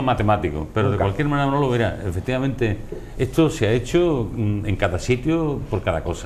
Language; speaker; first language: Spanish; native; Spanish